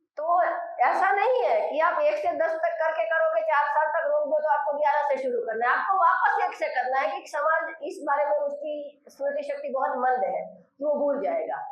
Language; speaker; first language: Hindi; non-native, local second language; Gujarati